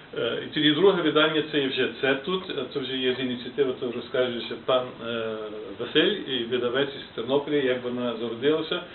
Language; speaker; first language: Ukrainian; early bilingual, heritage; Ukrainian